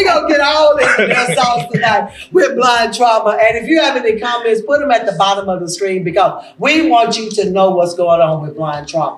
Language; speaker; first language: English; native; English